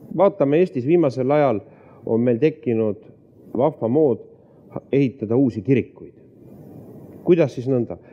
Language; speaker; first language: Estonian; native; Estonian